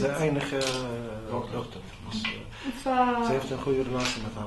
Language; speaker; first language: Dutch; non-native, local second language; Arabic